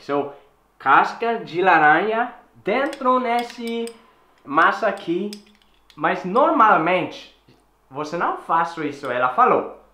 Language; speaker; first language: Portuguese; non-native, fluent; Swedish